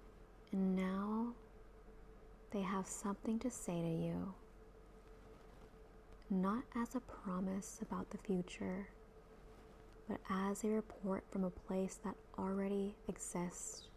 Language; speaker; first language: English; native; English